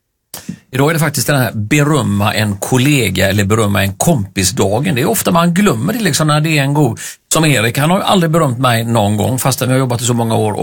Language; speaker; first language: Swedish; native; Swedish